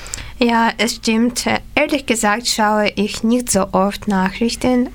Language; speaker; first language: German; non-native, learner; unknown